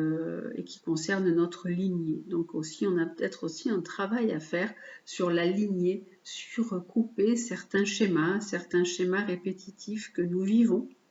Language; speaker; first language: French; native; French